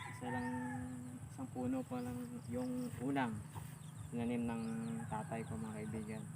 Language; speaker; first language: Filipino; non-native, local second language; Hiligaynon